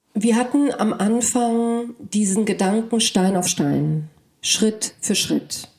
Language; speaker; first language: German; early bilingual, other home language; Polish